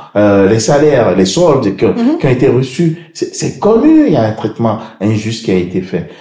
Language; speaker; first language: French; native; French